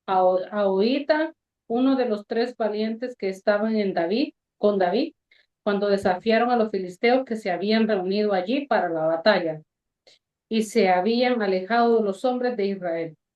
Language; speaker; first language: Spanish; native; Spanish